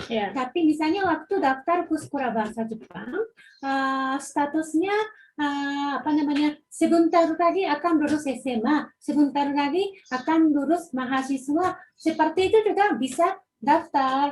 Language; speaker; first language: Indonesian; non-native, fluent; Japanese